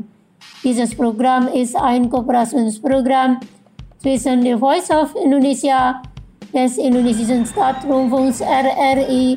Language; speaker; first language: German; non-native, fluent; Indonesian